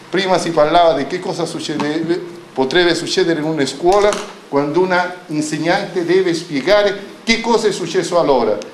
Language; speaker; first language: Italian; non-native, fluent; Spanish